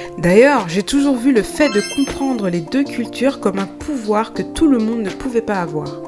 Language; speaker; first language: French; native; French